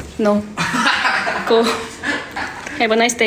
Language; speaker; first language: English; non-native, learner; Korean